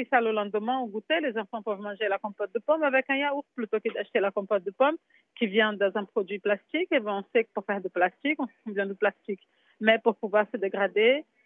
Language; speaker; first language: French; non-native, fluent; Portuguese